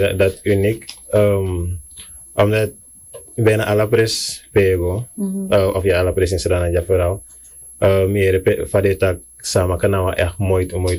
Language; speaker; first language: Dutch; non-native, local second language; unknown